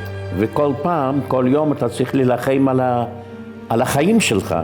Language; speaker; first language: Hebrew; non-native, fluent; Yiddish